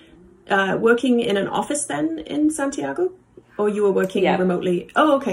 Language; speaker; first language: English; native; English